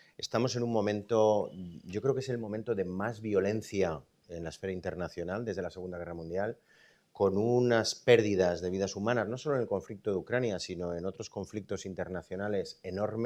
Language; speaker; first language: Spanish; native; Spanish